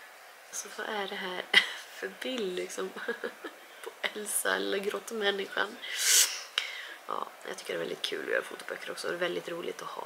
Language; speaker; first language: Swedish; native; Swedish